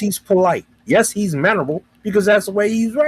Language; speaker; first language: English; native; English